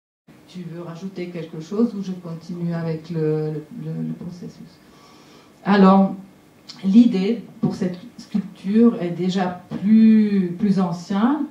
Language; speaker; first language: French; non-native, local second language; German